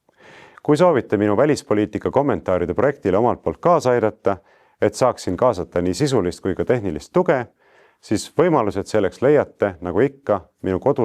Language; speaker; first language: Estonian; native; Estonian